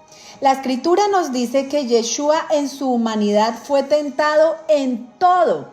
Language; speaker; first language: Spanish; native; Spanish